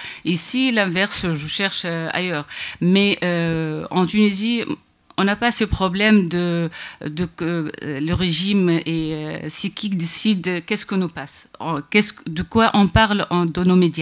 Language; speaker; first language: French; non-native, local second language; Arabic